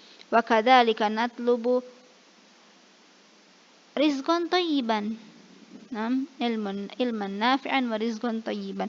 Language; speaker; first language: Arabic; non-native, fluent; Indonesian